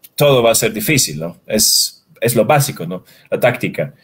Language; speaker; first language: Spanish; non-native, fluent; Swedish